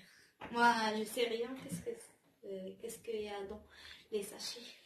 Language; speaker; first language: French; non-native, local second language; Arabic